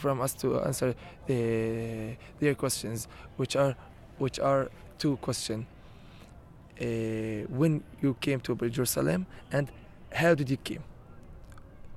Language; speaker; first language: English; non-native, learner; Arabic